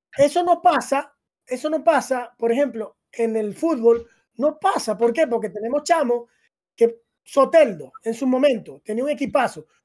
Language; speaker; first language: Spanish; native; Spanish